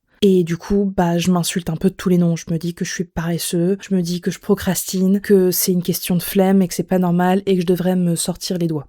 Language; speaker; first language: French; native; French